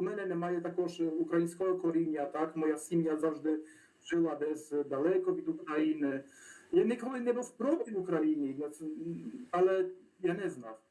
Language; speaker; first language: Polish; non-native, learner; Ukrainian